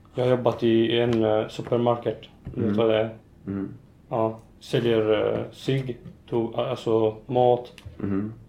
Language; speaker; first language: Swedish; non-native, fluent; Arabic